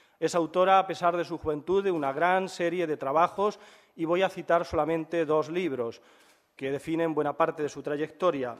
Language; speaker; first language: Spanish; native; Spanish